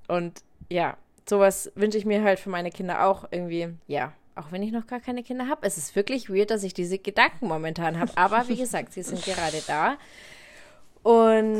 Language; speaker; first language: German; native; German